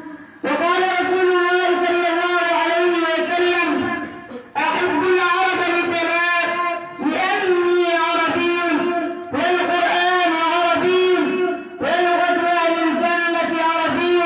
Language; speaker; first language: Arabic; non-native, learner; Urdu